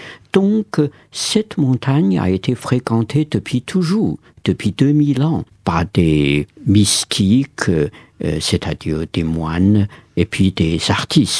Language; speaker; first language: French; non-native, fluent; Chinese